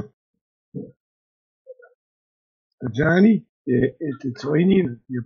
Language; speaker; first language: French; native; French